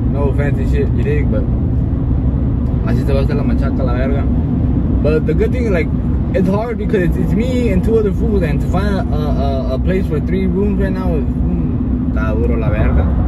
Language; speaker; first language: English; early bilingual, other home language; Spanish